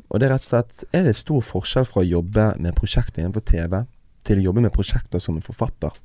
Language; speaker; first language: Norwegian; native; Norwegian